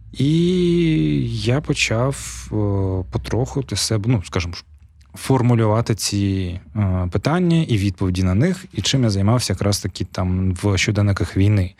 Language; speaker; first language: Ukrainian; non-native, local second language; Russian